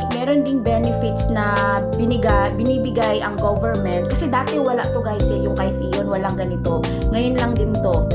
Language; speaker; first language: Filipino; native; Filipino